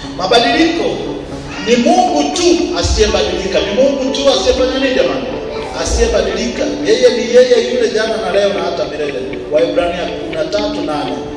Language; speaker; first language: Swahili; native; Swahili